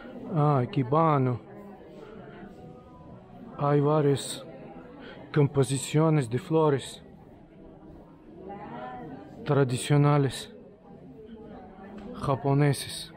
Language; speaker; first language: Spanish; non-native, learner; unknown